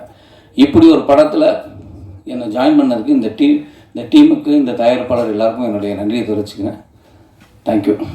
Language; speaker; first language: Tamil; native; Tamil